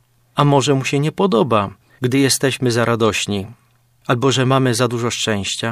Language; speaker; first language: Polish; native; Polish